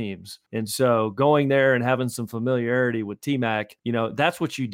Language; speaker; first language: English; native; English